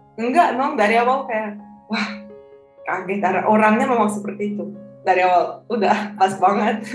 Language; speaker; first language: Indonesian; non-native, fluent; Russian